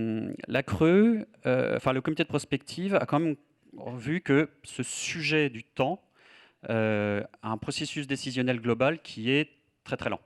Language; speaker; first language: French; native; French